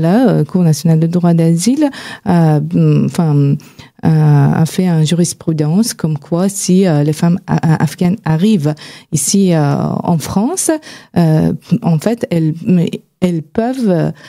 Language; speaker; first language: French; non-native, fluent; Persian